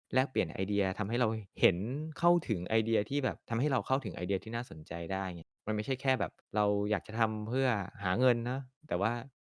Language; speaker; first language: Thai; native; Thai